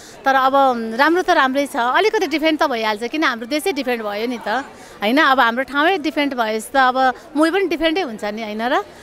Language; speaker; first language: Nepali; native; Nepali